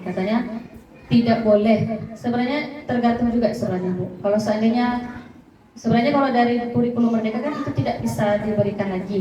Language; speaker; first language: Indonesian; native; Indonesian